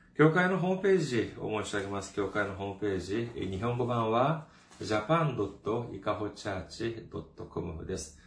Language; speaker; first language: Japanese; non-native, fluent; Korean